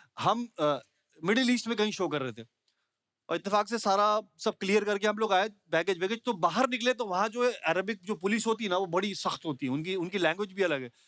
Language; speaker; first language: Hindi; native; Hindi